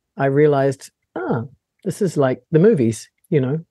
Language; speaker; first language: English; native; English